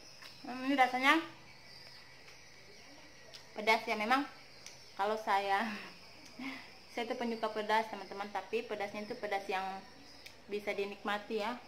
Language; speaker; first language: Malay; non-native, local second language; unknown